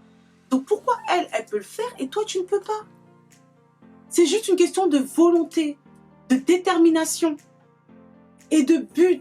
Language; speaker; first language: French; native; French